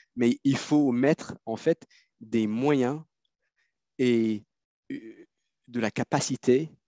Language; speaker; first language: French; native; French